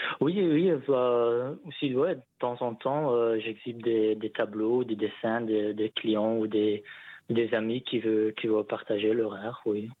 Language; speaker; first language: French; non-native, local second language; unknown